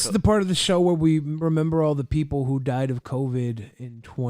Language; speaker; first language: English; native; English